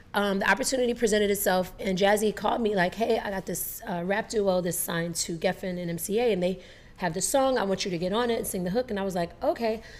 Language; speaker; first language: English; native; English